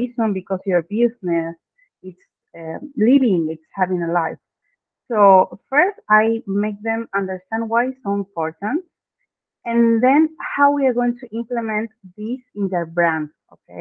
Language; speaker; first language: English; non-native, fluent; Spanish